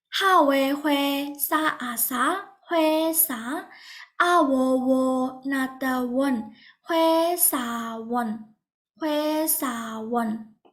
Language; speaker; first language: Korean; non-native, fluent; Burmese